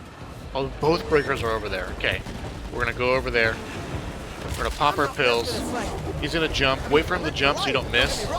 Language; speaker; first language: English; native; English